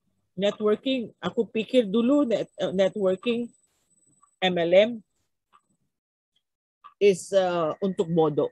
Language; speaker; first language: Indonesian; non-native, learner; Filipino